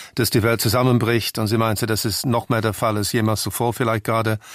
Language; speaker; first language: German; native; German